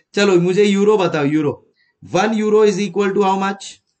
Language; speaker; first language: Hindi; native; Hindi